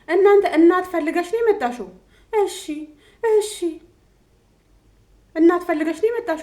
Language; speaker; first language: Arabic; non-native, learner; Amharic